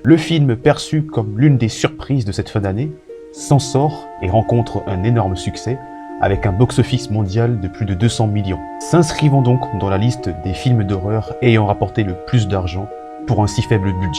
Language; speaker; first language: French; native; French